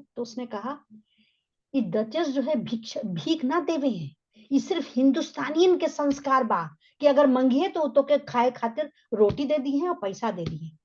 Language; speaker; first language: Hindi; native; Hindi